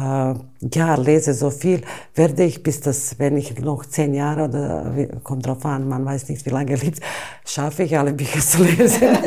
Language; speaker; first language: German; non-native, fluent; Bosnian